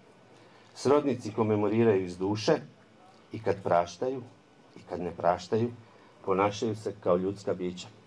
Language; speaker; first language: Croatian; native; Croatian